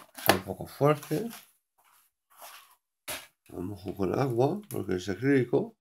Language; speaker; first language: Spanish; non-native, local second language; Catalan